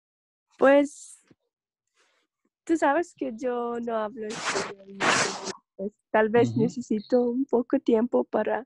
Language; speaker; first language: Spanish; non-native, learner; Russian